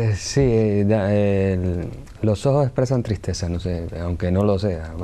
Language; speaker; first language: Spanish; native; Spanish